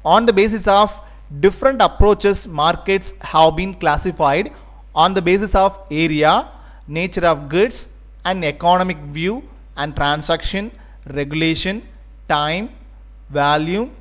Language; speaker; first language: English; non-native, local second language; Tamil